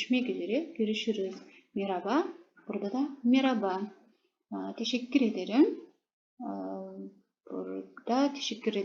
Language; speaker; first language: Turkish; non-native, fluent; Kazakh